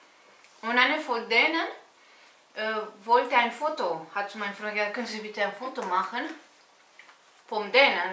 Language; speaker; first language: German; non-native, fluent; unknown